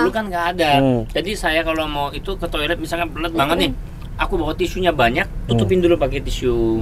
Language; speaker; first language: Indonesian; non-native, fluent; Korean